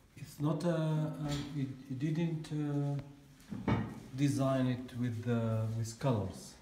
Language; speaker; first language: English; non-native, learner; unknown